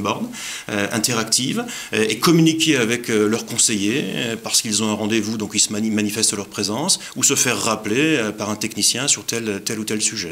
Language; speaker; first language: French; native; French